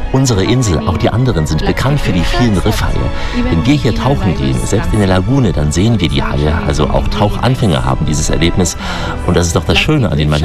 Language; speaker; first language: German; native; German